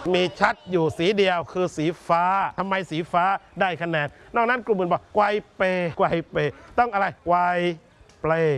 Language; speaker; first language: Thai; native; Thai